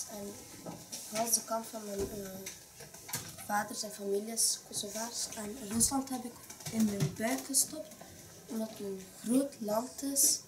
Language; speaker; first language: Dutch; early bilingual, other home language; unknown